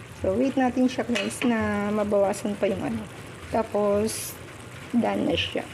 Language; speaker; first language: Filipino; non-native, local second language; Bikol